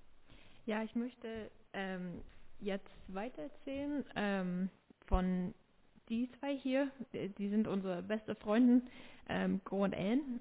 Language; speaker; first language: German; non-native, fluent; English